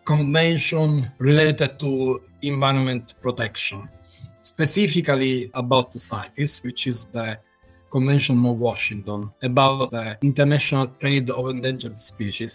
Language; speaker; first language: English; non-native, learner; Italian